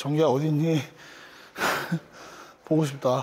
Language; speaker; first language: Korean; native; Korean